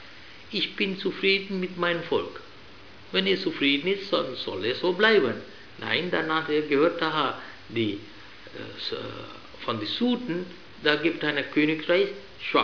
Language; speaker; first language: German; non-native, fluent; Sinhala